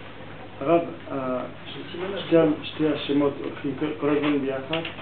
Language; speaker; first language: Hebrew; non-native, fluent; French